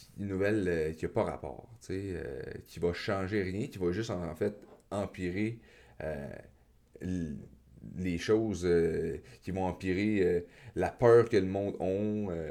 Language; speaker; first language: French; native; French